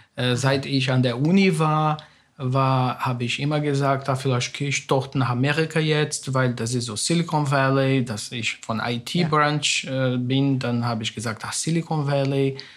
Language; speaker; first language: German; non-native, fluent; Spanish